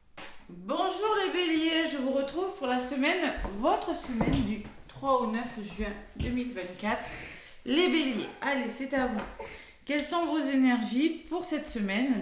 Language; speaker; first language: French; native; French